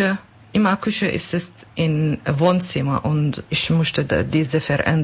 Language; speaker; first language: German; non-native, learner; Kurdish